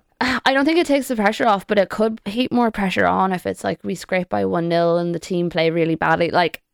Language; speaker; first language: English; native; English